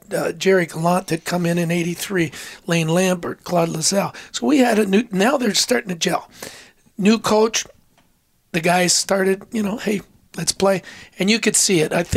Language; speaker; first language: English; native; English